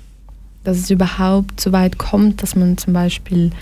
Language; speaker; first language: German; early bilingual, other home language; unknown